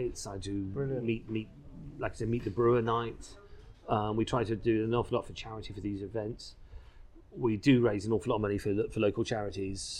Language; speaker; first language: English; native; English